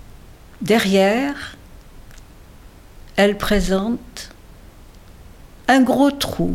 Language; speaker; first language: French; native; French